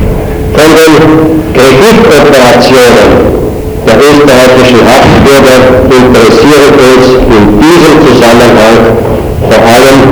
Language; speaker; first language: German; native; German